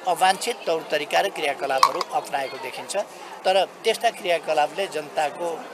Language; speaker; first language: Nepali; native; Nepali